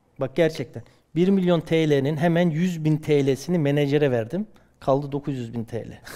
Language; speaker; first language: Turkish; early bilingual, heritage; Turkish